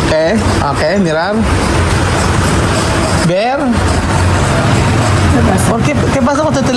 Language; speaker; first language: Spanish; non-native, learner; Filipino